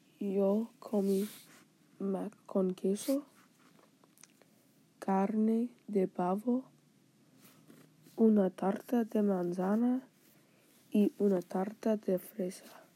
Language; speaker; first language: Spanish; non-native, learner; English